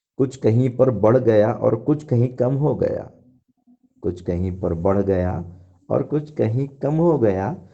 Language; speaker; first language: Urdu; native; Urdu